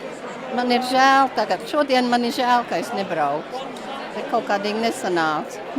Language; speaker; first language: Latvian; early bilingual, heritage; Latvian